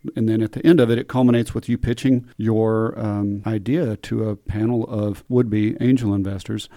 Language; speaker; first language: English; native; English